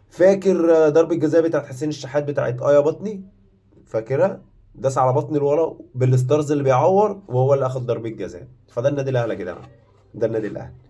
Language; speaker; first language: Arabic; native; Arabic